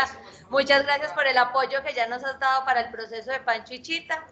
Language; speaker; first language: Spanish; native; Spanish